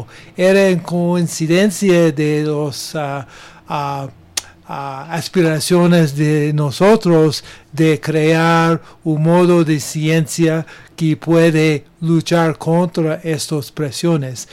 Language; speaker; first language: Spanish; non-native, learner; English